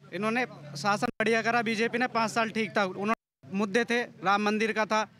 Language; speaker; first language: Hindi; native; Hindi